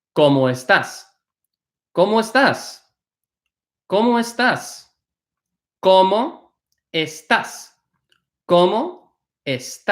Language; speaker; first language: Spanish; non-native, fluent; English